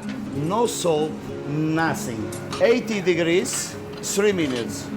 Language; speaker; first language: English; non-native, learner; Portuguese